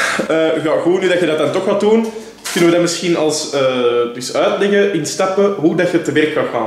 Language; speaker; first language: Dutch; native; Dutch